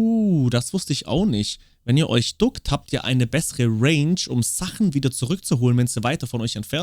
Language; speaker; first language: German; native; German